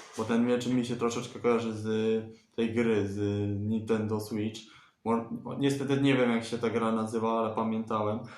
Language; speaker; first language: Polish; native; Polish